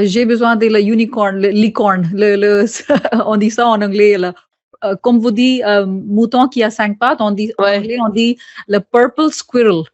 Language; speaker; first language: French; non-native, fluent; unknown